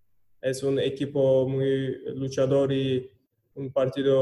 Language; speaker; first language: Spanish; non-native, learner; Turkish